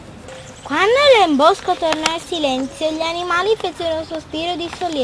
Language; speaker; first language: Italian; native; Italian